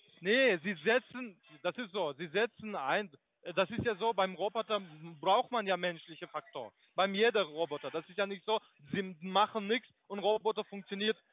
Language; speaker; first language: German; non-native, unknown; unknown